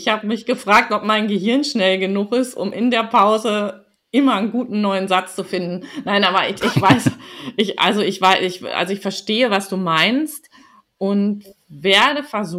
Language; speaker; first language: German; native; German